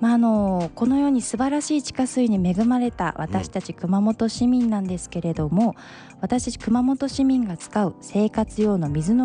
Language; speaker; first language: Japanese; native; Japanese